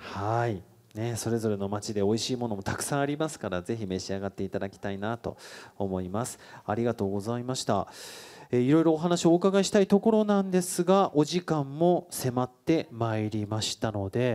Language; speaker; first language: Japanese; native; Japanese